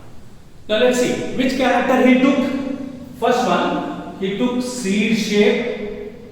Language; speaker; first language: English; non-native, local second language; Hindi